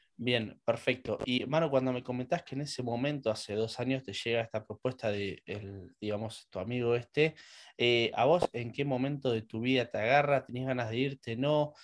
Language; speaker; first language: Spanish; native; Spanish